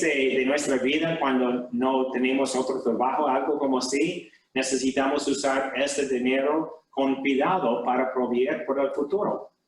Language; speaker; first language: Spanish; non-native, fluent; English